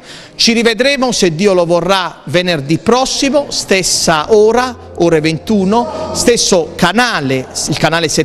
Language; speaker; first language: Italian; native; Italian